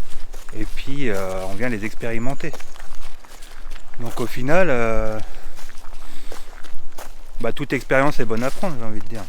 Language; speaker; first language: French; native; French